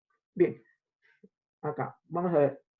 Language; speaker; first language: Spanish; native; Spanish